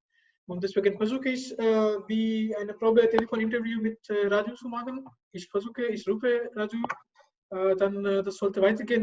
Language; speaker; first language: German; non-native, learner; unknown